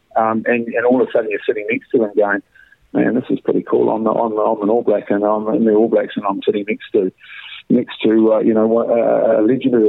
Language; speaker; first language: English; native; English